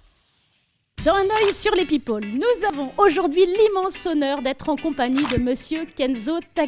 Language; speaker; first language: French; native; French